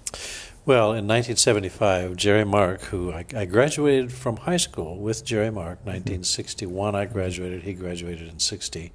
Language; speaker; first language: English; native; English